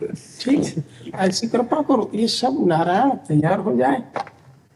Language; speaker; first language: Hindi; native; Hindi